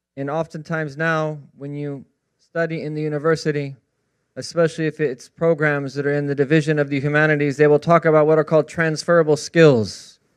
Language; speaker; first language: English; native; English